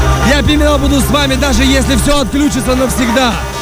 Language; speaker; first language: Russian; native; Russian